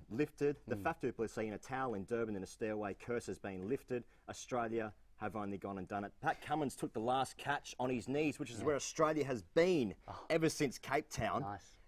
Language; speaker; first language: English; native; English